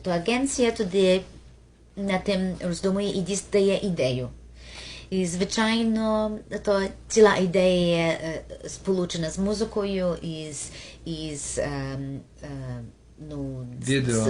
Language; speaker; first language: Ukrainian; early bilingual, heritage; Ukrainian